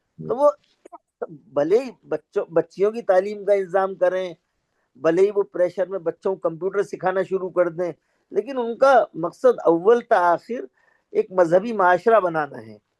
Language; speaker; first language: Urdu; native; Urdu